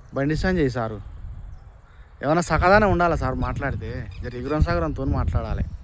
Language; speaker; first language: Telugu; native; Telugu